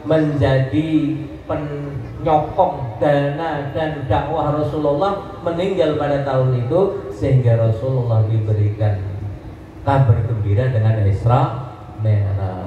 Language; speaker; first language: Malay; non-native, local second language; Javanese